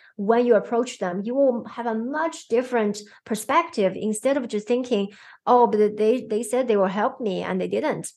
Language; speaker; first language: English; non-native, fluent; Chinese